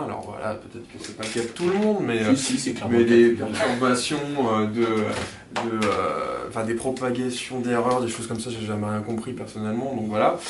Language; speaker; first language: French; native; French